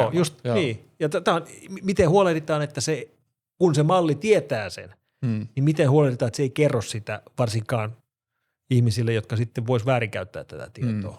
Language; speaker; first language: Finnish; native; Finnish